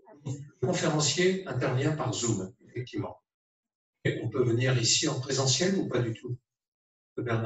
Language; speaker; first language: French; native; French